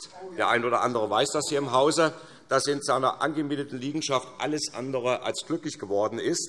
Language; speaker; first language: German; native; German